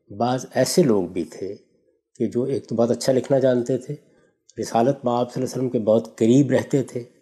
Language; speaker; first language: Urdu; non-native, local second language; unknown